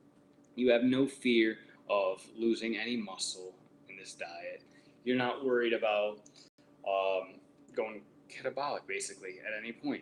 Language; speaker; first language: English; native; English